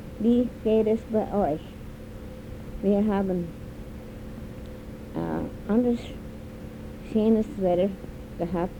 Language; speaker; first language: German; early bilingual, heritage; German